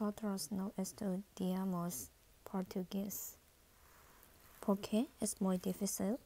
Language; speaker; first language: Spanish; non-native, learner; Chinese